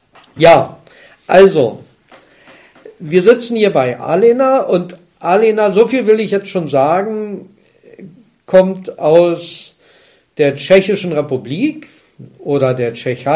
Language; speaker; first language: German; native; German